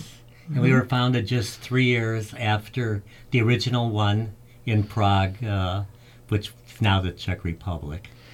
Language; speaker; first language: English; early bilingual, other home language; Czech